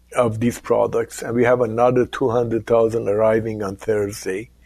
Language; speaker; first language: English; non-native, fluent; Persian